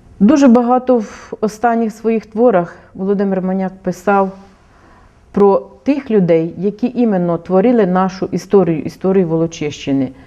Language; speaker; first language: Ukrainian; native; Ukrainian